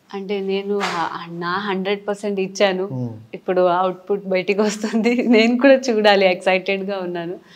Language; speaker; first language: Telugu; non-native, fluent; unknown